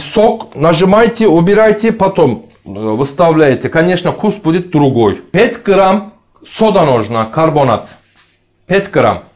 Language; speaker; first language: Russian; non-native, learner; Turkish